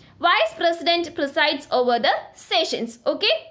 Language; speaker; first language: English; non-native, local second language; Malayalam